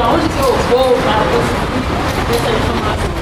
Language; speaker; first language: Portuguese; non-native, learner; Haitian Creole